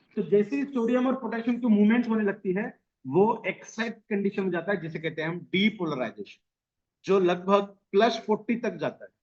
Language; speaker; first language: Hindi; non-native, local second language; Marathi